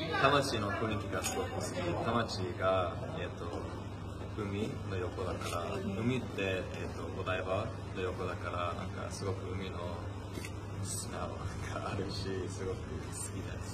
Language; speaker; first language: Japanese; non-native, fluent; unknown